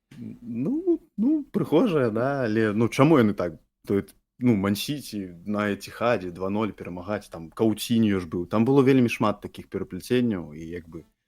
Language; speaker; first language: Belarusian; non-native, local second language; Russian